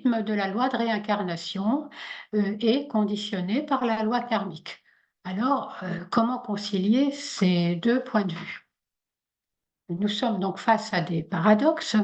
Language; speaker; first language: French; native; French